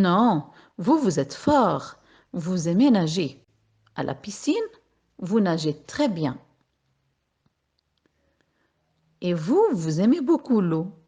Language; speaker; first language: French; non-native, local second language; Arabic